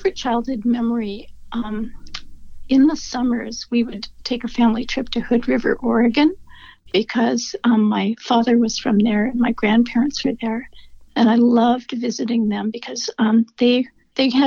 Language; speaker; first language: English; native; English